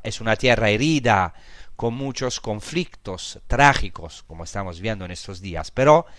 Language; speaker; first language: Spanish; non-native, fluent; Italian